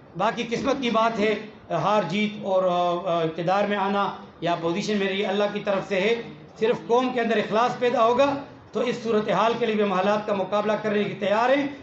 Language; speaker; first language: Urdu; non-native, local second language; Pashto